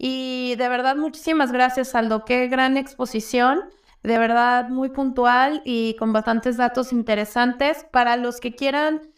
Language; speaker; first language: Spanish; native; Spanish